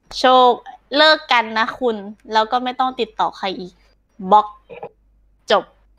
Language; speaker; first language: Thai; native; Thai